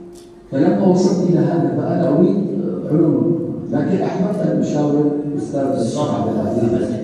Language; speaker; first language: Arabic; native; Arabic